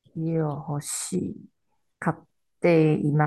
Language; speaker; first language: Japanese; non-native, learner; Chinese